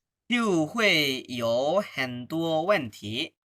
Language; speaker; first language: Chinese; non-native, fluent; Bangla